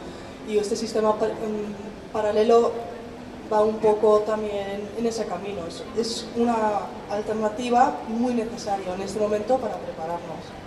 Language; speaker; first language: Spanish; non-native, fluent; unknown